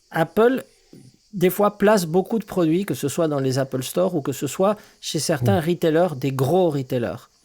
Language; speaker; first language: French; native; French